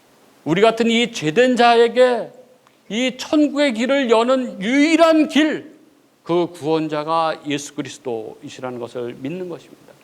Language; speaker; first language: Korean; native; Korean